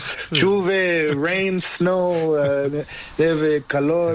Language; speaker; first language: Spanish; non-native, local second language; Portuguese